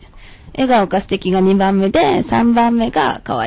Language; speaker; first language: Japanese; native; Japanese